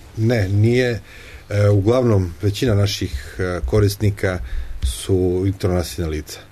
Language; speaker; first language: Serbian; native; Serbian